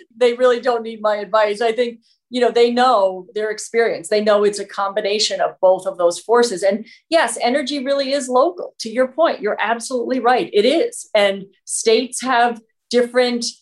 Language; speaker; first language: English; native; English